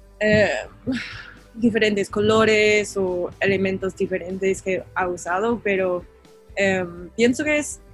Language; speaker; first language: Spanish; non-native, learner; English